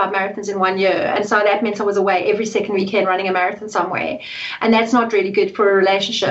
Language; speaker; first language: English; native; English